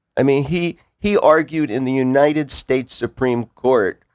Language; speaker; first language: English; native; English